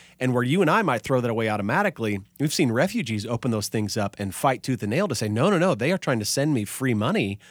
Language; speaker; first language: English; native; English